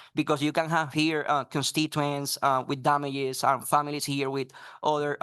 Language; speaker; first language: English; non-native, fluent; Spanish